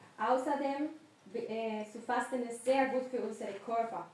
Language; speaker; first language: German; non-native, learner; Spanish